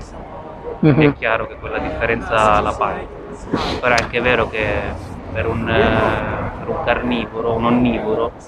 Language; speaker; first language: Italian; native; Italian